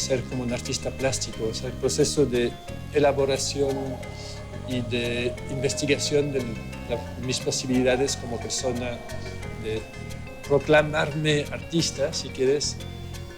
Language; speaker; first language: Spanish; non-native, fluent; Dutch